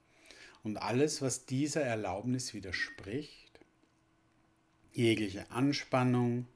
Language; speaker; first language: German; native; German